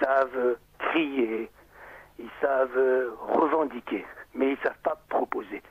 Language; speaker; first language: French; native; French